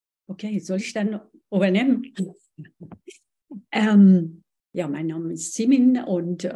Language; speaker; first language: German; non-native, fluent; Persian